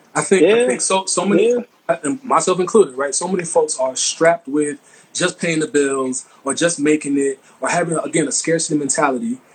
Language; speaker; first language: English; native; English